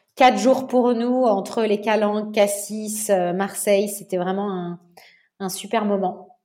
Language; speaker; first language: French; native; French